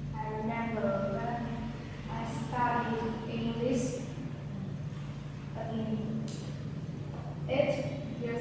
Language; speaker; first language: English; non-native, learner; Vietnamese